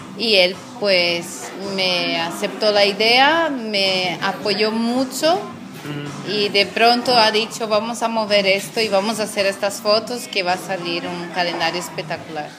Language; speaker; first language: Spanish; non-native, fluent; Portuguese